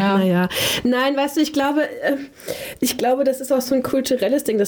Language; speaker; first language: German; native; German